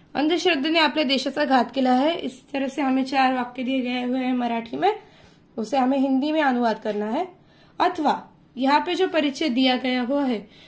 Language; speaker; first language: Hindi; non-native, local second language; Marathi